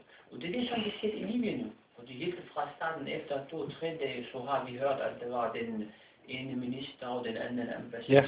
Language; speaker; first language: Danish; non-native, fluent; Arabic